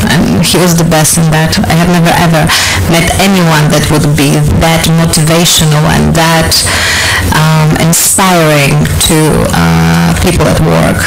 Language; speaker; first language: English; non-native, fluent; Polish